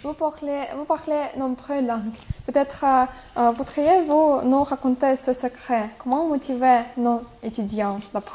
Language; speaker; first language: French; non-native, fluent; Russian